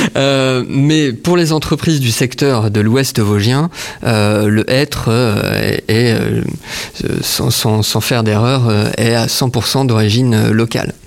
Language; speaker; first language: French; native; French